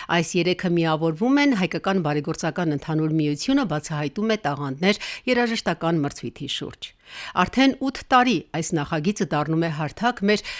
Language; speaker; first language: Armenian; native; Armenian